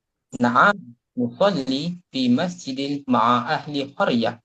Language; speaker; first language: Arabic; non-native, learner; Malay